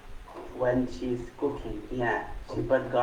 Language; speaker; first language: English; non-native, fluent; Portuguese